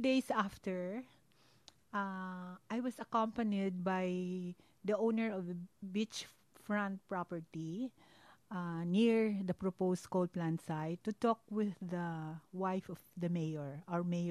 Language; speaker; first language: English; non-native, local second language; Hiligaynon